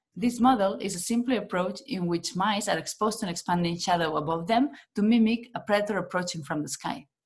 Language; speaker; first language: English; non-native, fluent; Spanish